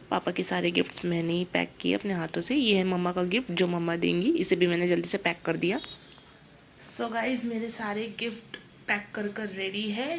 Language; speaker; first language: Hindi; native; Hindi